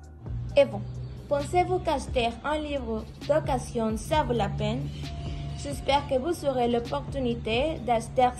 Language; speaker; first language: French; non-native, learner; Spanish